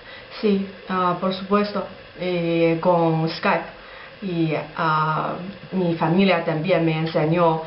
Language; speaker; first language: Spanish; non-native, learner; Chinese